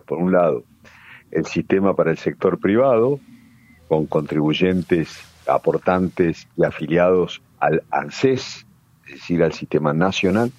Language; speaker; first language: Spanish; native; Spanish